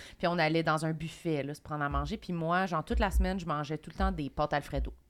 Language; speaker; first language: French; native; French